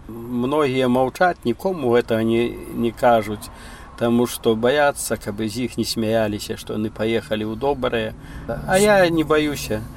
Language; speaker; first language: Belarusian; native; Belarusian